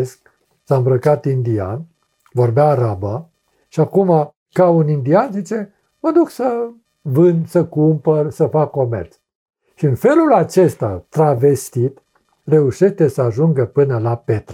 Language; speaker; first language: Romanian; native; Romanian